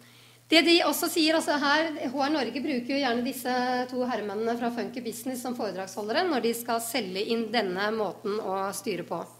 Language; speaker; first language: Norwegian; native; Norwegian